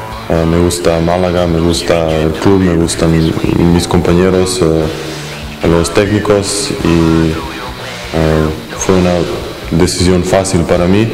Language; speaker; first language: Spanish; non-native, fluent; Serbian